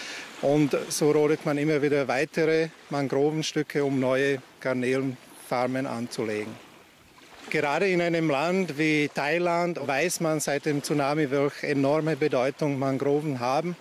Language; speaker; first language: German; native; German